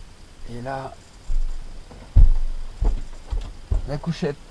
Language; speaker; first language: French; native; French